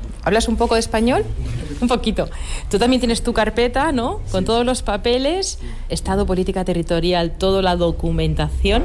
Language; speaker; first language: Spanish; native; Spanish